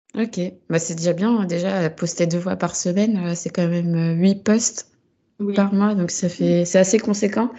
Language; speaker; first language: French; native; French